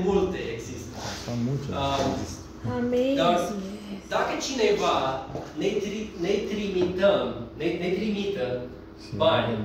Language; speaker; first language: Romanian; non-native, learner; English